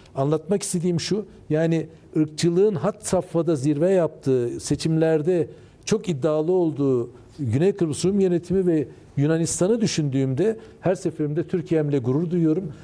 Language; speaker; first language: Turkish; native; Turkish